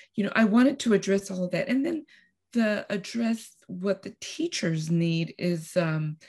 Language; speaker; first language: English; non-native, fluent; Spanish